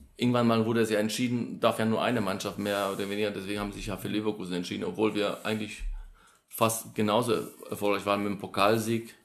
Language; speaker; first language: German; early bilingual, other home language; Polish